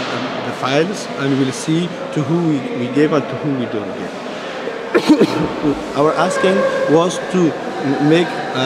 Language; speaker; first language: English; non-native, fluent; Persian